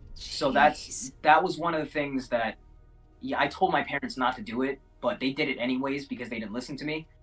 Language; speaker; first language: English; native; English